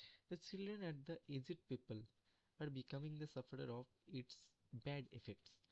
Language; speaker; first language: English; non-native, local second language; Bangla